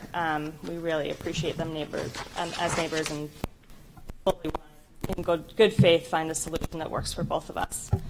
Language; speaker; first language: English; native; English